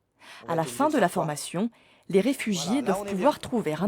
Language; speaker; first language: French; native; French